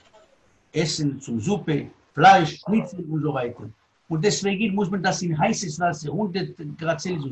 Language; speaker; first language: German; non-native, learner; Hebrew